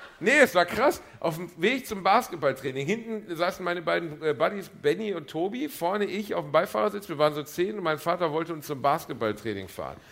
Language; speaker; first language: German; native; German